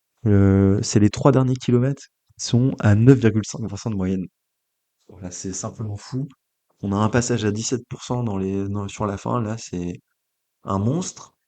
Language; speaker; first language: French; native; French